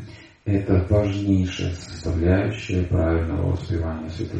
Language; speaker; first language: Russian; native; Russian